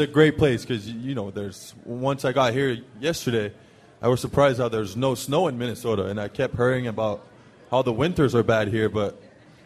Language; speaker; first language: English; non-native, fluent; French